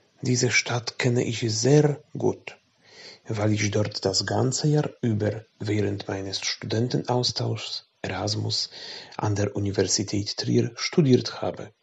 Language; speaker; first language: German; non-native, fluent; Polish